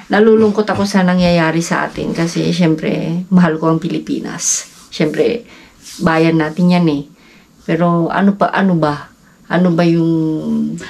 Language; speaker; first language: Filipino; non-native, local second language; Iloko